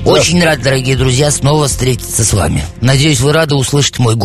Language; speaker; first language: Russian; native; Russian